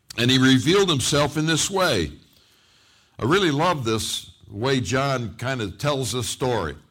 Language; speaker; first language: English; native; English